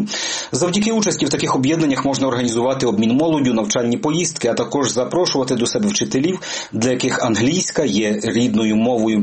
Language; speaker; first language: Ukrainian; native; Ukrainian